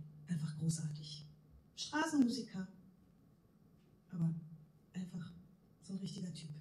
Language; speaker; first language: German; native; German